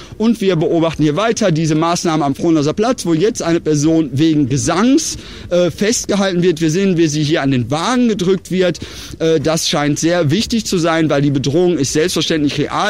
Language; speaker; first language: German; native; German